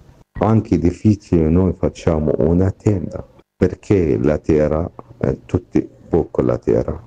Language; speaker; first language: Italian; non-native, learner; Arabic